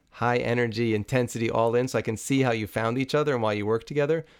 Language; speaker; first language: English; native; English